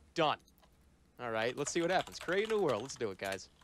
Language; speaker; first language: English; native; English